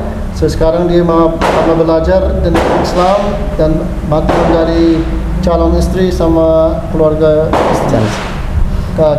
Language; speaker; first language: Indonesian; non-native, learner; English